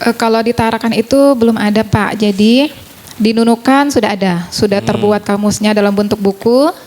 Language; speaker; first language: Indonesian; non-native, local second language; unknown